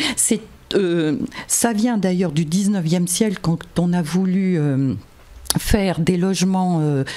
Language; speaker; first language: French; native; French